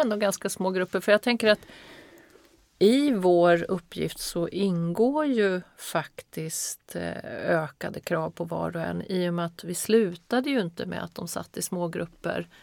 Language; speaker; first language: Swedish; native; Swedish